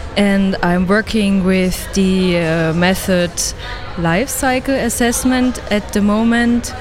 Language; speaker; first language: English; non-native, fluent; German